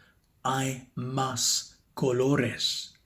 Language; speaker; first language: Spanish; non-native, fluent; English